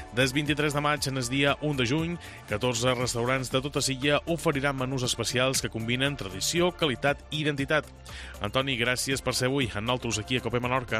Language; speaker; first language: Catalan; native; Catalan